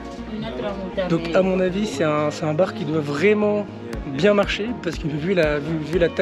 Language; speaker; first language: French; native; French